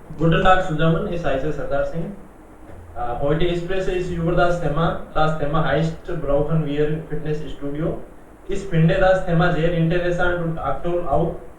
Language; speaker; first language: German; non-native, learner; Punjabi